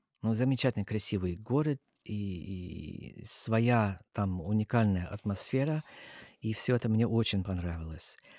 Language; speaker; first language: Russian; non-native, fluent; English